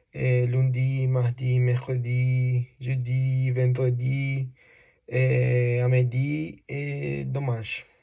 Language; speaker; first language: French; non-native, learner; Spanish